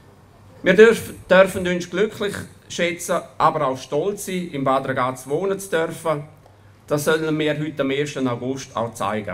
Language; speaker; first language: German; native; German